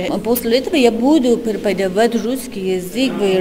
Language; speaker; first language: Russian; non-native, learner; Persian